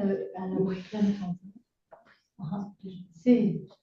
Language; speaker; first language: Spanish; non-native, learner; French